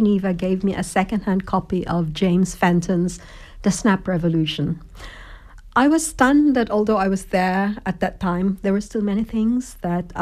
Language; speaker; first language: English; non-native, local second language; Cebuano